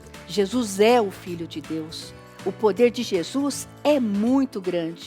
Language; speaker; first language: Portuguese; native; Portuguese